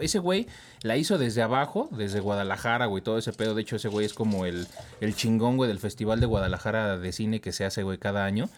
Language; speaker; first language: Spanish; native; Spanish